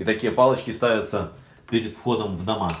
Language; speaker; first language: Russian; native; Russian